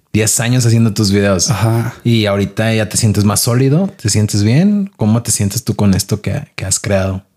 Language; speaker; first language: Spanish; native; Spanish